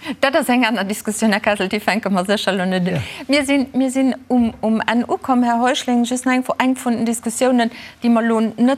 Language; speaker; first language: Luxembourgish; native; Luxembourgish